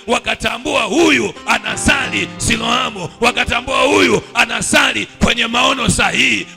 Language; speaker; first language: Swahili; native; Swahili